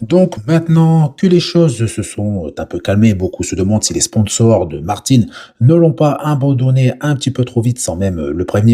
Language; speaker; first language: French; native; French